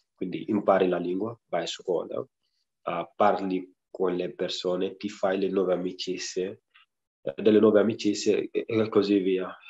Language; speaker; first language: Italian; non-native, fluent; Wolof